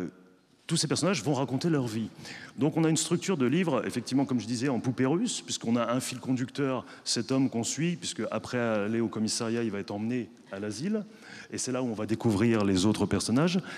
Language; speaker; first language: French; native; French